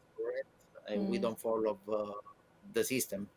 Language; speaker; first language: English; non-native, learner; Italian